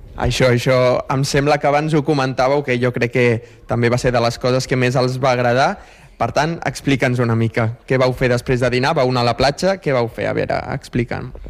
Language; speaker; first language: Catalan; native; Catalan